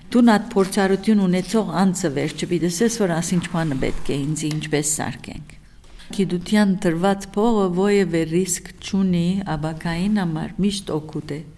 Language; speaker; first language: Armenian; early bilingual, heritage; Armenian